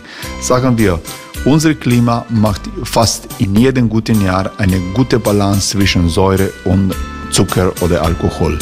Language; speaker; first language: German; non-native, fluent; Croatian